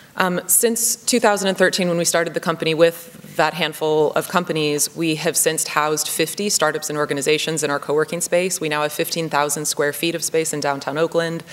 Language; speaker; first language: English; native; English